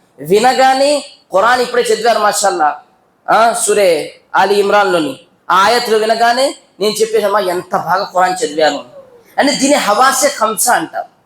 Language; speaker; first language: Telugu; non-native, local second language; Urdu